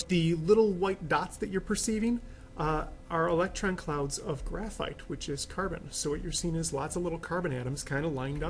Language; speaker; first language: English; native; English